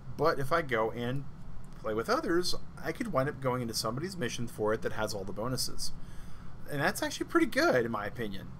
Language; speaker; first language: English; native; English